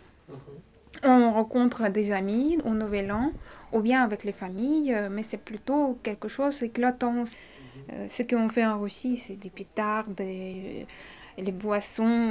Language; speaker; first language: French; non-native, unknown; Russian